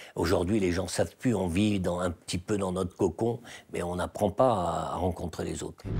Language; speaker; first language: French; native; French